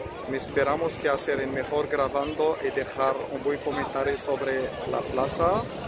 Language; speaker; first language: Spanish; non-native, learner; Arabic